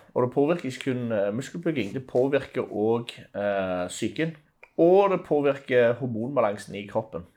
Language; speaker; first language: Norwegian; native; Norwegian